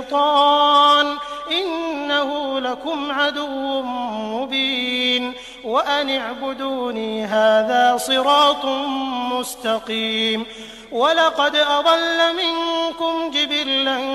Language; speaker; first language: Arabic; native; Arabic